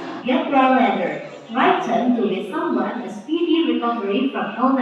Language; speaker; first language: English; non-native, learner; Indonesian